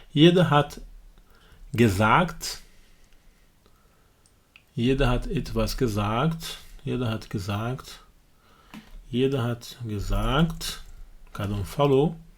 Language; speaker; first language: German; non-native, fluent; Portuguese